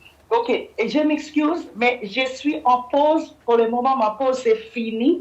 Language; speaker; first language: French; non-native, learner; English